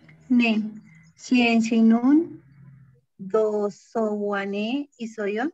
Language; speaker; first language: Korean; non-native, learner; Spanish